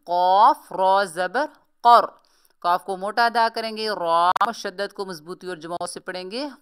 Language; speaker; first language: Urdu; native; Urdu